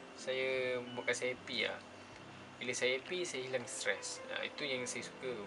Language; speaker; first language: Malay; native; Malay